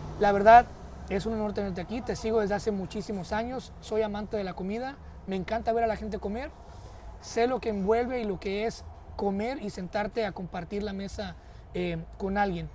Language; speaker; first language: Spanish; early bilingual, heritage; Spanish